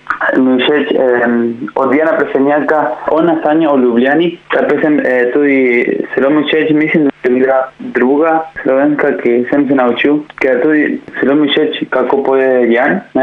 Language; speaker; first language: Slovenian; non-native, learner; Spanish